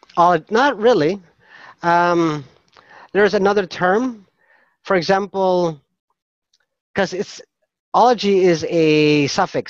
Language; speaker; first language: English; non-native, fluent; Filipino